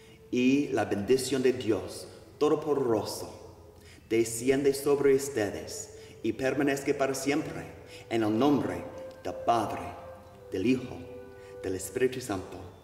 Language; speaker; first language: Spanish; non-native, learner; English